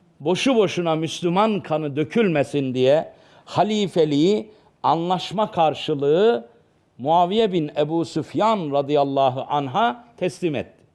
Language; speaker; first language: Turkish; native; Turkish